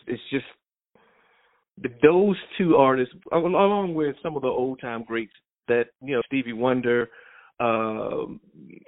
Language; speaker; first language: English; native; English